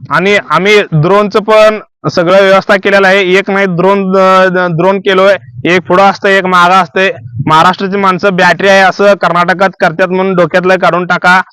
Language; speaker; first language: Marathi; non-native, local second language; Kannada